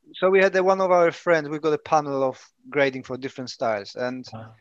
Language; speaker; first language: English; non-native, fluent; Polish